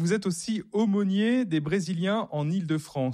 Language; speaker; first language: French; native; French